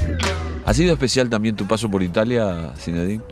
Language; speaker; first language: Spanish; native; Spanish